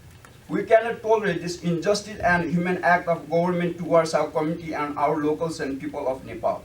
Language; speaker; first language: English; non-native, fluent; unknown